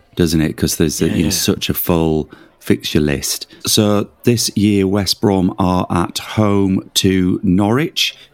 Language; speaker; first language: English; native; English